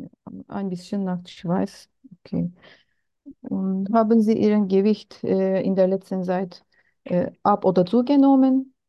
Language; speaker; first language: German; non-native, learner; Turkish